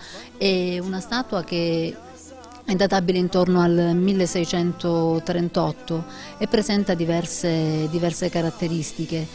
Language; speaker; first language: Italian; native; Italian